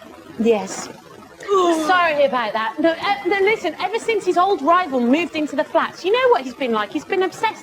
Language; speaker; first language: English; native; English